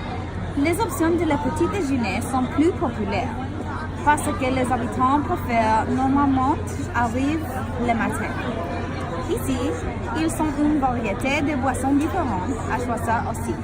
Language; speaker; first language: French; non-native, learner; English